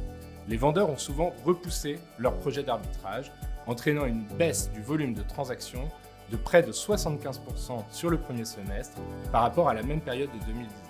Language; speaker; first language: French; native; French